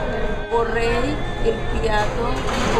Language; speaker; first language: Italian; non-native, learner; English